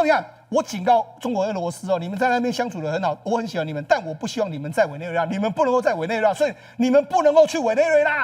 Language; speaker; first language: Chinese; native; Chinese